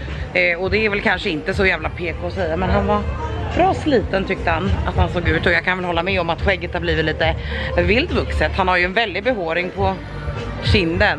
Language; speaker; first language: Swedish; native; Swedish